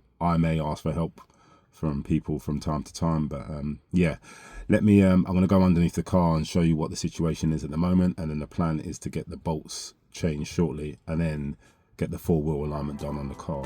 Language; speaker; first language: English; native; English